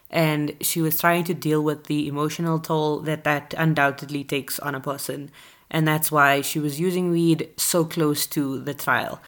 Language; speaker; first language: English; native; English